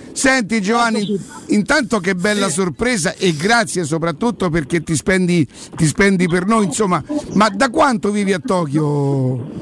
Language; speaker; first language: Italian; native; Italian